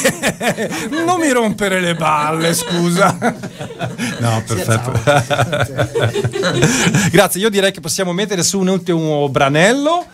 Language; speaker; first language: Italian; native; Italian